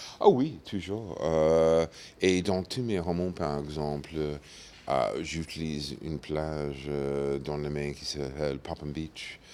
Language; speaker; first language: French; non-native, fluent; English